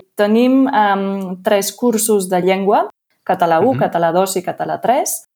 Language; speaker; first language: Catalan; non-native, fluent; German